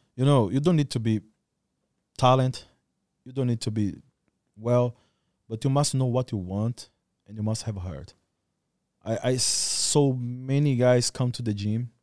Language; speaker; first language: English; non-native, learner; Portuguese